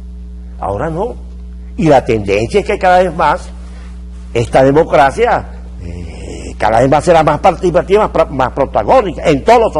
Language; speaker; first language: Spanish; native; Spanish